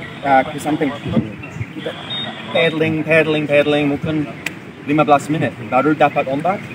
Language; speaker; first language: Indonesian; non-native, learner; English